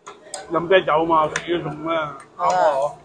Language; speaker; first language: Cantonese; native; Cantonese